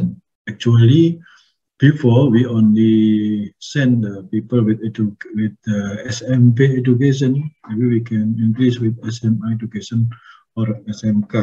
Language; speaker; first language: English; non-native, learner; Indonesian